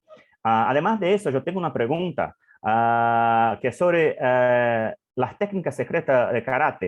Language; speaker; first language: Spanish; non-native, learner; English